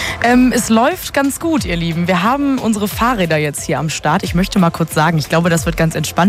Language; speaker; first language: German; native; German